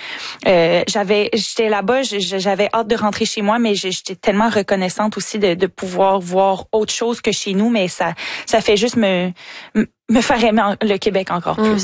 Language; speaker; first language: French; native; French